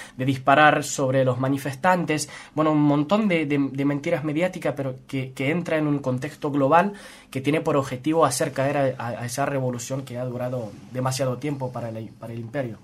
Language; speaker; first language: Spanish; non-native, fluent; French